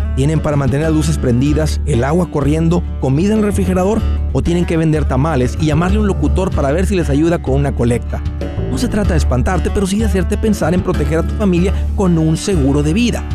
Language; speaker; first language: Spanish; native; Spanish